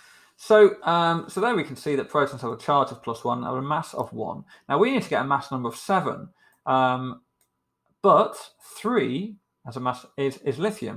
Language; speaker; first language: English; native; English